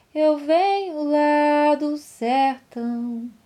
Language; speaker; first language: French; non-native, fluent; Portuguese